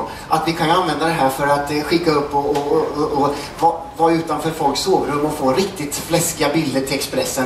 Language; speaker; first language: Swedish; native; Swedish